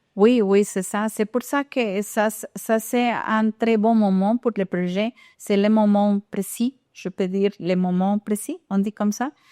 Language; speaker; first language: French; non-native, fluent; Spanish